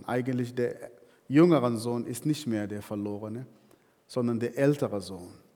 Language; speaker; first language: German; non-native, fluent; Arabic